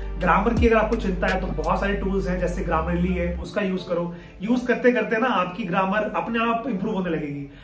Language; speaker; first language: Hindi; native; Hindi